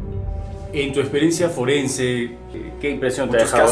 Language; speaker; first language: Spanish; native; Spanish